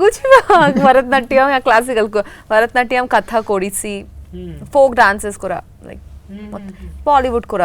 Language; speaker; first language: Telugu; non-native, learner; Bangla